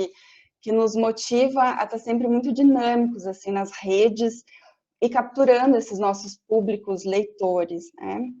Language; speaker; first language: Portuguese; native; Portuguese